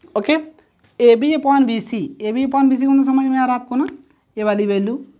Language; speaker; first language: Hindi; native; Hindi